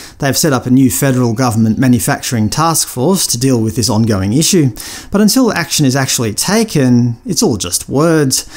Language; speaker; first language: English; native; English